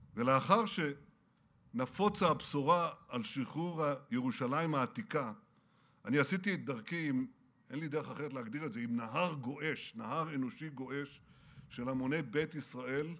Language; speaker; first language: Hebrew; native; Hebrew